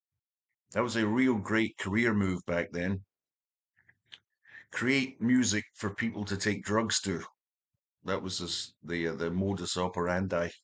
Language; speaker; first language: English; native; English